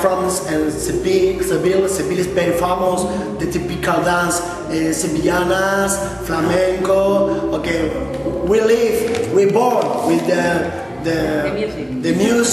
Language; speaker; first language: English; non-native, local second language; Spanish